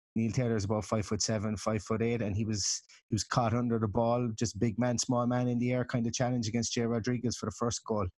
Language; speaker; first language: English; native; English